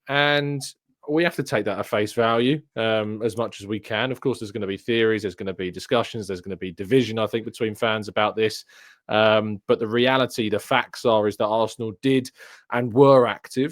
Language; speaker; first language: English; native; English